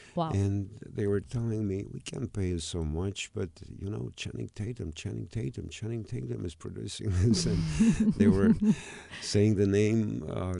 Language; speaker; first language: English; non-native, fluent; Romanian